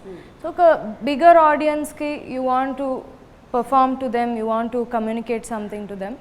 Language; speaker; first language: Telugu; non-native, local second language; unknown